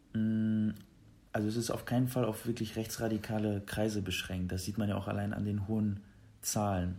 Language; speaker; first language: German; early bilingual, other home language; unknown